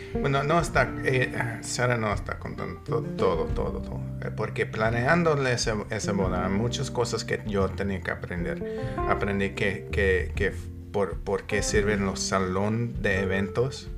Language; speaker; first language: Spanish; non-native, learner; English